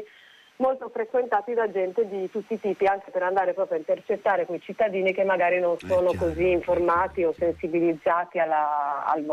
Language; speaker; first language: Italian; native; Italian